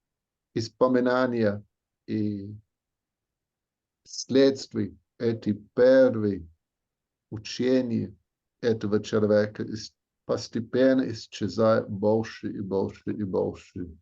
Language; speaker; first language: Russian; non-native, fluent; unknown